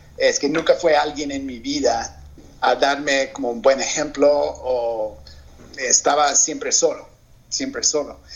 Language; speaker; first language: Spanish; non-native, learner; English